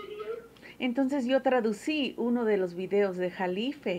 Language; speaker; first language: Spanish; early bilingual, heritage; Spanish